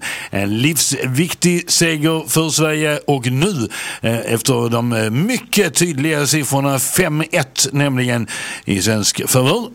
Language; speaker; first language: Swedish; native; Swedish